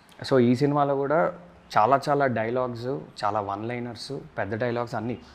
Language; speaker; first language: Telugu; native; Telugu